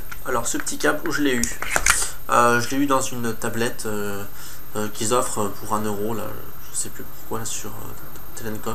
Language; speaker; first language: French; native; French